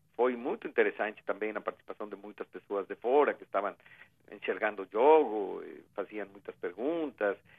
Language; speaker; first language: Portuguese; non-native, fluent; Spanish